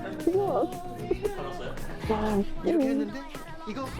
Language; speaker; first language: Korean; non-native, fluent; Filipino